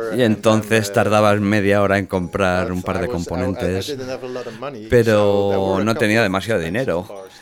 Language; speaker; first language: Spanish; non-native, learner; Dutch